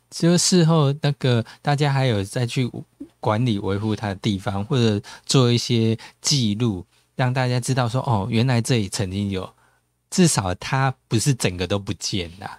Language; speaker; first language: Chinese; native; Chinese